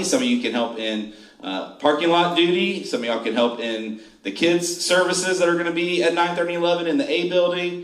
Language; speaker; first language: English; native; English